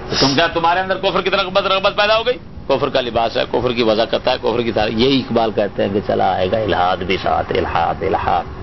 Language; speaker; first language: Urdu; non-native, local second language; Punjabi